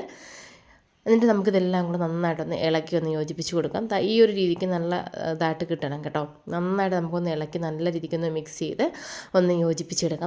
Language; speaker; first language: Malayalam; native; Malayalam